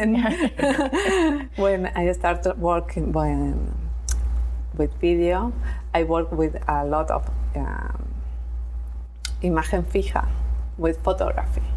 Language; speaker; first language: English; non-native, learner; Spanish